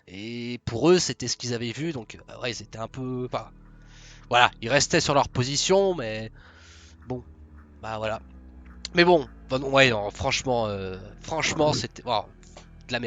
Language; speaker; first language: French; native; French